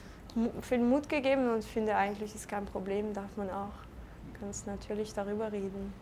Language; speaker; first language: German; non-native, local second language; French